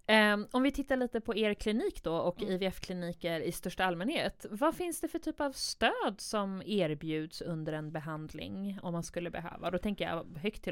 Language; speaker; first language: Swedish; native; Swedish